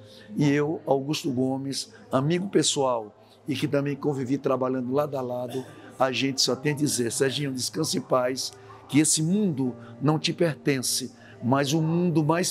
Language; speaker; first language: Portuguese; native; Portuguese